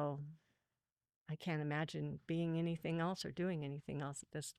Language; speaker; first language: English; native; English